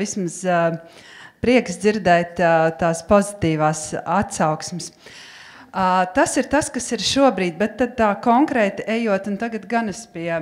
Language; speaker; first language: Latvian; native; Latvian